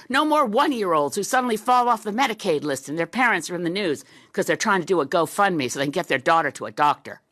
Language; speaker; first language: English; native; English